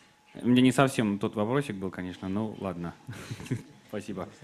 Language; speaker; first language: Russian; native; Russian